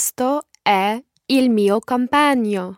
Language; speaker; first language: Italian; non-native, learner; English